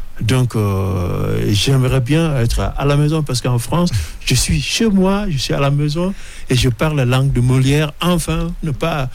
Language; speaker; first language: French; non-native, local second language; Mandingo